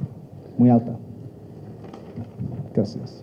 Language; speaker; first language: Spanish; non-native, learner; English